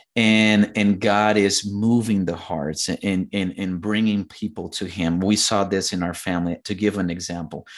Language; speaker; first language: English; non-native, fluent; Portuguese